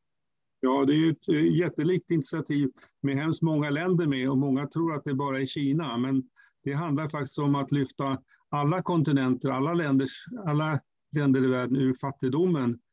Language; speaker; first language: Swedish; native; Swedish